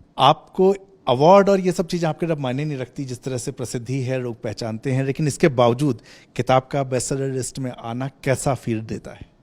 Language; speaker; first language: Hindi; native; Hindi